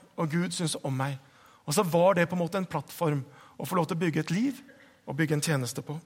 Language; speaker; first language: Norwegian; native; Norwegian